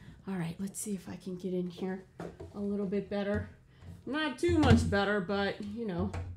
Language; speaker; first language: English; early bilingual, other home language; Portuguese